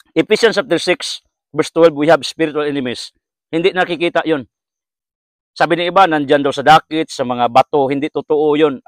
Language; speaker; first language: Filipino; non-native, local second language; Cebuano